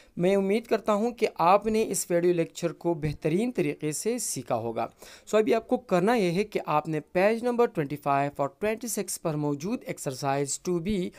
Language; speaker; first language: Urdu; non-native, local second language; Pashto